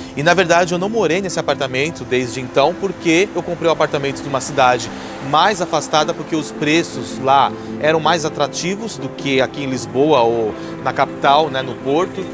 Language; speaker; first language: Portuguese; native; Portuguese